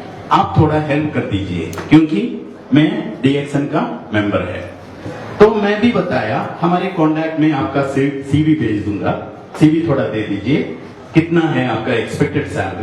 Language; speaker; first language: Hindi; non-native, fluent; Bangla